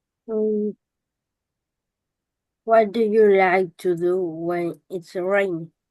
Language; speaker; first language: English; non-native, learner; Spanish